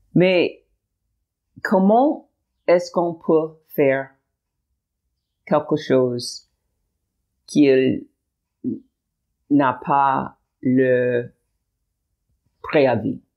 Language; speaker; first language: French; non-native, learner; English